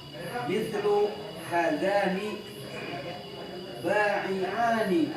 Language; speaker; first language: Arabic; non-native, learner; Indonesian